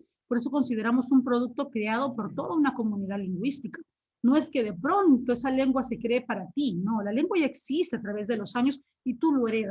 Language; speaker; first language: Spanish; native; Spanish